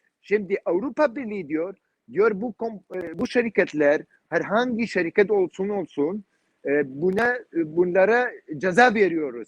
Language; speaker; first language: Turkish; non-native, learner; Kurdish